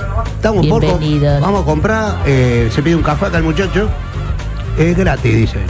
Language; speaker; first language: Spanish; native; Spanish